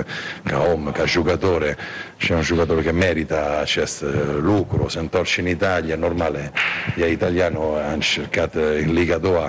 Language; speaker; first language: Romanian; non-native, fluent; Italian